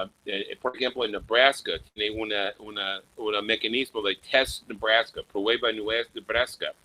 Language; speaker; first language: Spanish; non-native, fluent; English